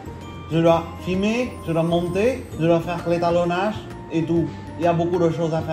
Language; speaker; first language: French; non-native, learner; Vietnamese